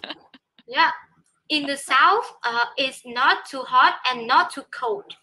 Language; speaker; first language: English; non-native, learner; Vietnamese